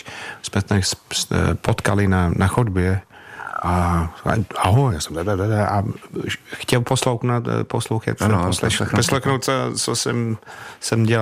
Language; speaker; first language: Czech; non-native, fluent; English